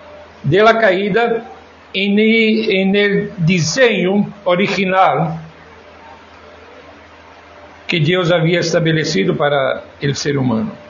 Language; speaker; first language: Spanish; non-native, fluent; Portuguese